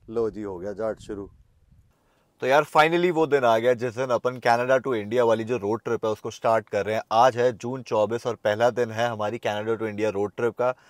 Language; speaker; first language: Hindi; native; Hindi